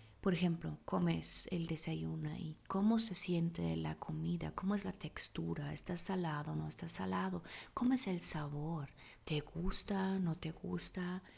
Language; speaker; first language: Spanish; non-native, fluent; German